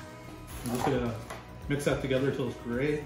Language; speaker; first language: English; native; English